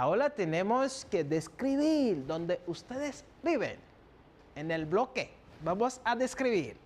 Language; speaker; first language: Spanish; non-native, fluent; French